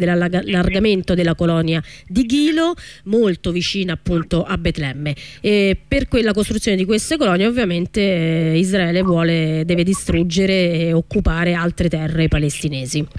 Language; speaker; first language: Italian; native; Italian